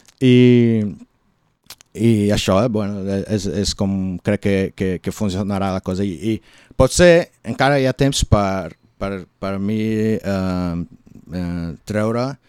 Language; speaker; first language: Catalan; non-native, learner; Portuguese